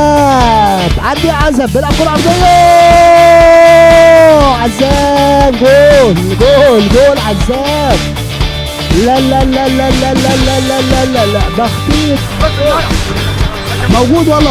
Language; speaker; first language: Arabic; native; Arabic